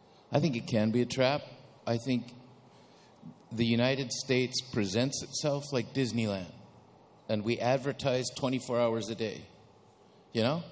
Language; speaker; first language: English; early bilingual, other home language; Spanish